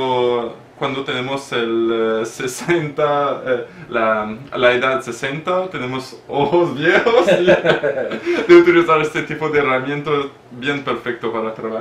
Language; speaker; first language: Spanish; non-native, learner; French